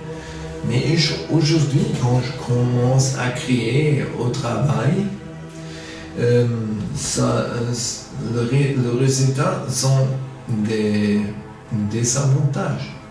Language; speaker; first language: French; non-native, fluent; German